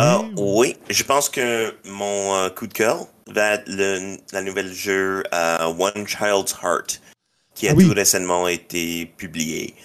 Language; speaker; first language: French; non-native, local second language; English